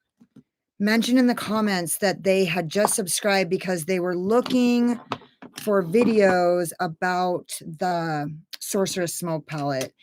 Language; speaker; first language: English; native; English